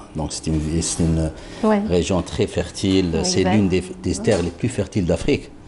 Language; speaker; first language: French; non-native, local second language; Arabic